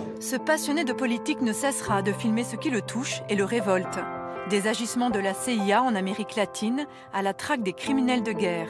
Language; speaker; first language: French; native; French